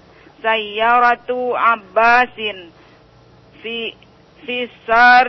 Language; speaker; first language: Arabic; non-native, learner; Indonesian